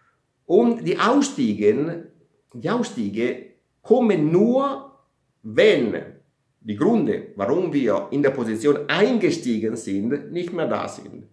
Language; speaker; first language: German; non-native, fluent; Italian